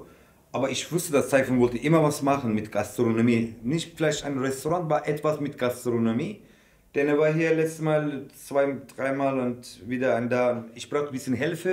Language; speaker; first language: German; non-native, learner; Turkish